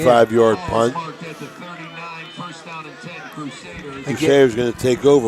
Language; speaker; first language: English; native; English